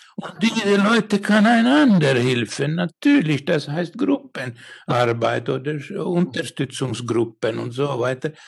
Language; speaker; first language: German; non-native, learner; Finnish